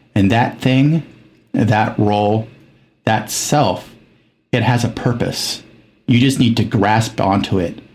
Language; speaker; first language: English; early bilingual, other home language; Spanish